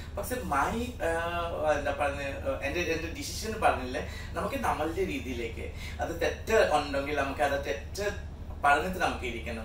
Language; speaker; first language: Malayalam; non-native, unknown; Assamese